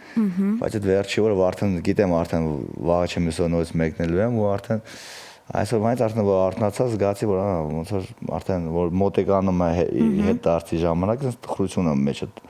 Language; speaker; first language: Armenian; early bilingual, heritage; Armenian